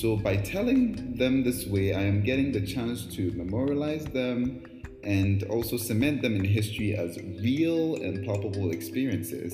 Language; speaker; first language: English; non-native, local second language; Akan